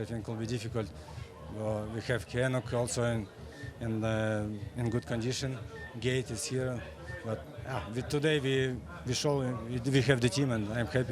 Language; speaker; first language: English; non-native, fluent; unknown